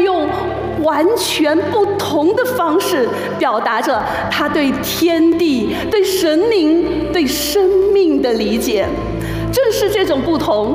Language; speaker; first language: Chinese; native; Chinese